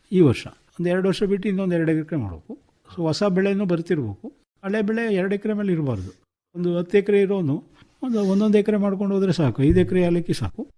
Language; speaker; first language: Kannada; native; Kannada